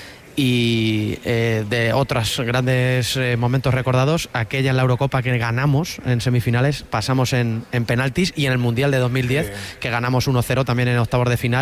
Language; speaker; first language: Spanish; native; Spanish